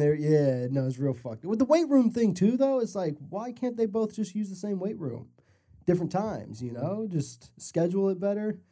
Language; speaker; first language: English; native; English